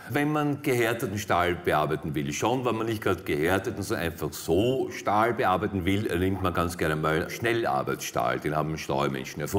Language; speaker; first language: German; native; German